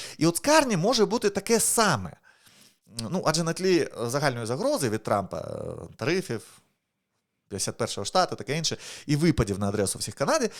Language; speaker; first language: Ukrainian; native; Ukrainian